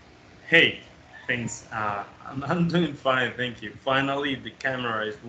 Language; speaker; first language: English; non-native, fluent; Spanish